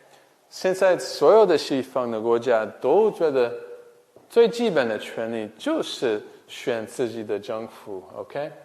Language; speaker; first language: Chinese; non-native, fluent; English